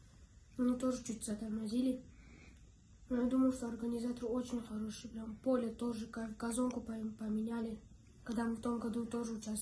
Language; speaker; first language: Russian; non-native, local second language; Kazakh